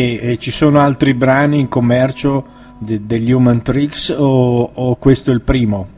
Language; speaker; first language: Italian; non-native, learner; Finnish